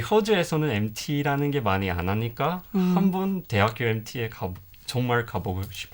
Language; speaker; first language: Korean; non-native, fluent; English